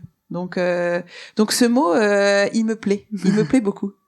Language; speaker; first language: French; native; French